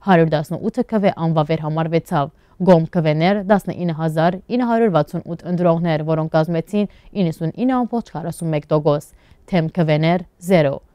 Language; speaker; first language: Armenian; early bilingual, heritage; Armenian